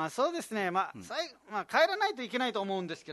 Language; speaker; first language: Japanese; non-native, fluent; Nepali